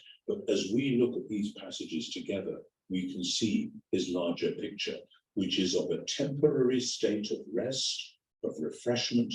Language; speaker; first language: English; native; English